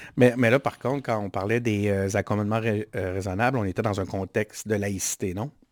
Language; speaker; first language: French; native; French